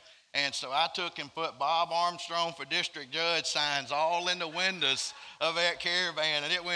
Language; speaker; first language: English; native; English